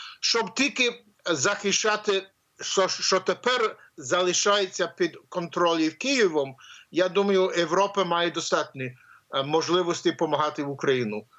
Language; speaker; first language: Ukrainian; early bilingual, heritage; English